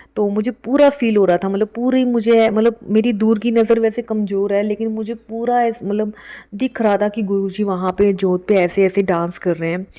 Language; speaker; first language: Hindi; native; Hindi